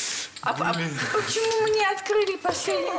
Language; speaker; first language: Russian; early bilingual, heritage; English